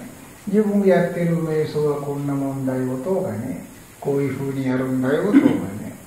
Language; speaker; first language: Japanese; non-native, fluent; Sinhala